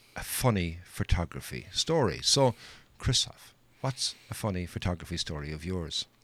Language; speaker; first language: English; native; English